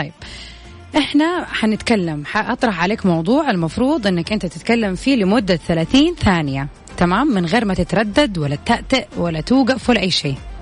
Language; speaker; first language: Arabic; native; Arabic